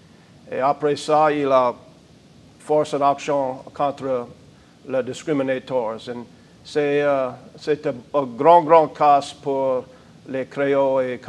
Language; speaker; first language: French; non-native, learner; English